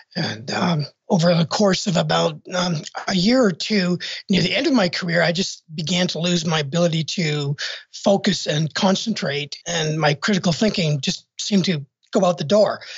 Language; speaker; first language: English; native; English